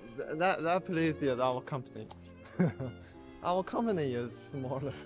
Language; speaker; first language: English; non-native, learner; Chinese